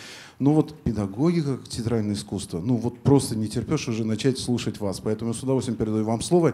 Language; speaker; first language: Russian; native; Russian